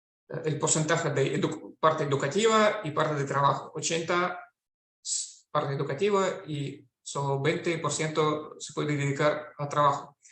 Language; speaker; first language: Spanish; non-native, fluent; Russian